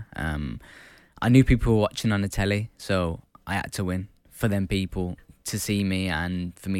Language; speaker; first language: English; native; English